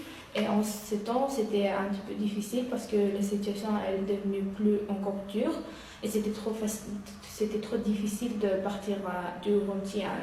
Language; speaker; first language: French; non-native, learner; Uyghur